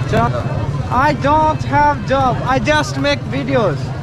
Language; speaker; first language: English; non-native, learner; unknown